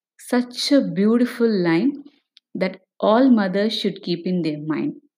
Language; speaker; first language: English; non-native, local second language; Tamil